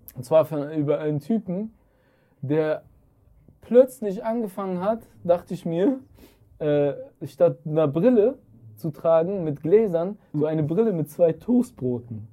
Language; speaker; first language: German; early bilingual, other home language; Arabic